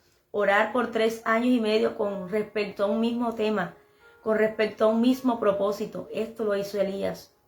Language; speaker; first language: Spanish; native; Spanish